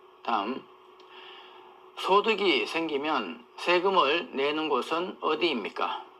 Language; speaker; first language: Korean; native; Korean